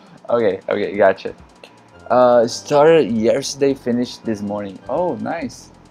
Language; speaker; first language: English; non-native, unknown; Portuguese